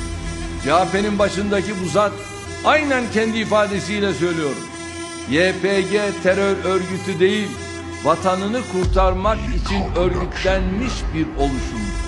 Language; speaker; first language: Turkish; native; Turkish